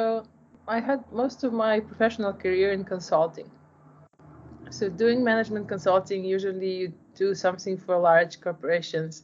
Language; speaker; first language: English; non-native, fluent; Polish